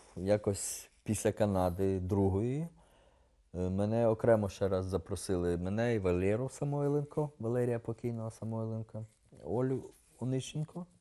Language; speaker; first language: Ukrainian; native; Ukrainian